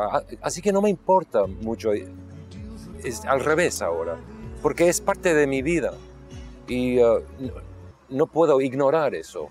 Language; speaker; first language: Spanish; non-native, local second language; English